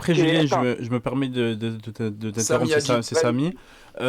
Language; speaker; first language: French; native; French